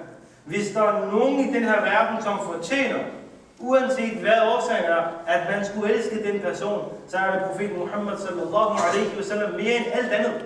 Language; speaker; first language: Danish; early bilingual, other home language; Urdu